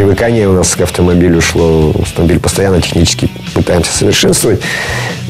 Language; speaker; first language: Russian; native; Russian